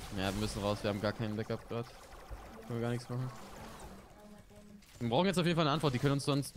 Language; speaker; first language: German; native; German